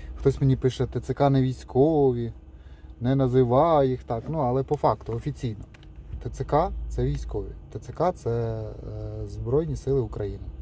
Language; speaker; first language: Ukrainian; non-native, local second language; Russian